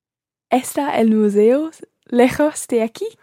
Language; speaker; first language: Spanish; non-native, learner; English